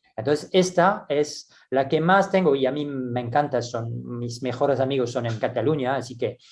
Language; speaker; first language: Spanish; non-native, fluent; French